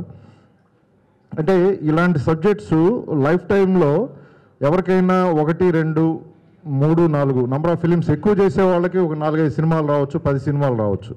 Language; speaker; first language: Telugu; native; Telugu